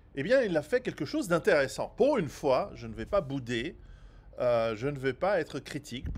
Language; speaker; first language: French; non-native, fluent; Italian